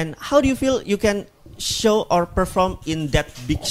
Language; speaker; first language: English; non-native, learner; Indonesian